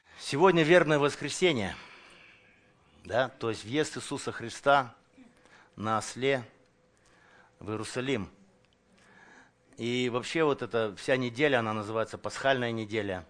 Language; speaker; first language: Russian; native; Russian